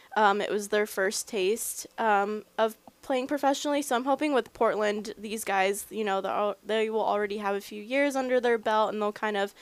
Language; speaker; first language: English; native; English